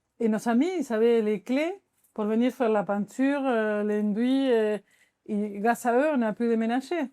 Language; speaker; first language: French; non-native, fluent; Spanish